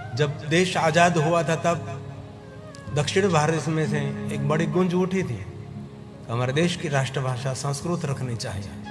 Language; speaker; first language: Hindi; non-native, local second language; Gujarati